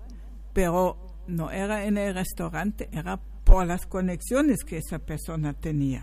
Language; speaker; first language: Spanish; non-native, fluent; German